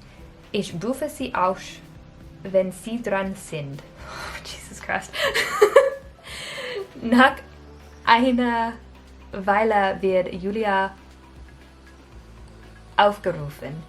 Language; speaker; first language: German; non-native, learner; English